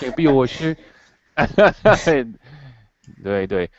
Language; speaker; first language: Chinese; non-native, fluent; English